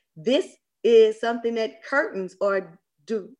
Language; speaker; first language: English; native; English